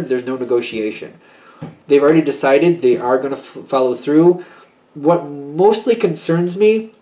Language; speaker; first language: English; native; English